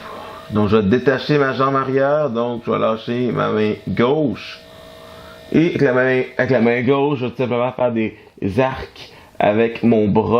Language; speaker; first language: French; native; French